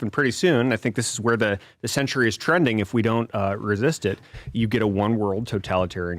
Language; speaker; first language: English; native; English